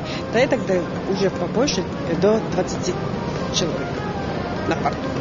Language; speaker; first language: Russian; non-native, fluent; Latvian